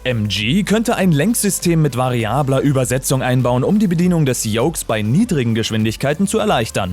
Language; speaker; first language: German; native; German